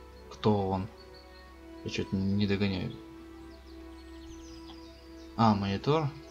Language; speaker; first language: Russian; native; Russian